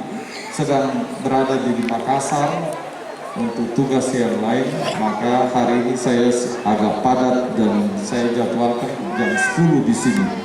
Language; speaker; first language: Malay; non-native, local second language; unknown